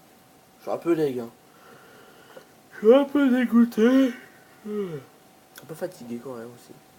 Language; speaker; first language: French; native; French